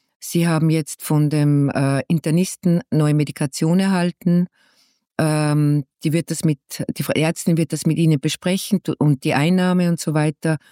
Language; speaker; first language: German; native; German